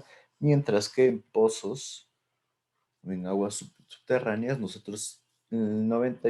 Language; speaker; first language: Spanish; native; Spanish